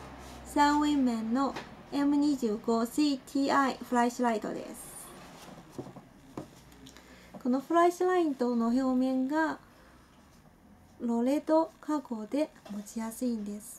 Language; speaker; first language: Japanese; non-native, fluent; Chinese